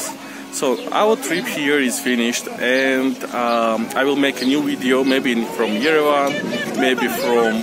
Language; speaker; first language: English; non-native, learner; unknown